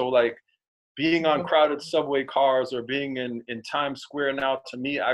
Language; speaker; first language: English; native; English